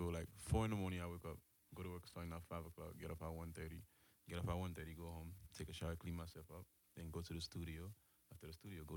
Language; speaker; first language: English; early bilingual, other home language; Haitian Creole